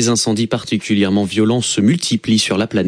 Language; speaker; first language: French; native; French